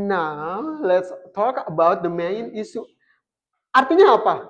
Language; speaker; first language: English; non-native, fluent; Indonesian